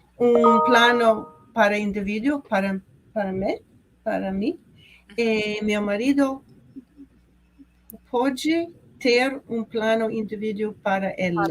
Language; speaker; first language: Portuguese; non-native, learner; English